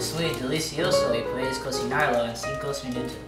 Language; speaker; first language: Spanish; non-native, learner; English